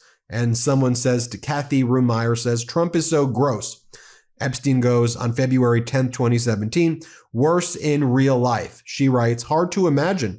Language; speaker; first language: English; native; English